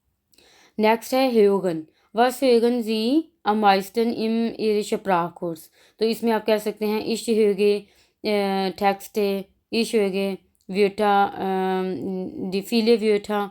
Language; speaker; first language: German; non-native, learner; Urdu